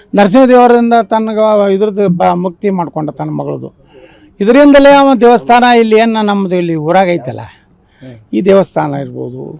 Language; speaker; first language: Kannada; native; Kannada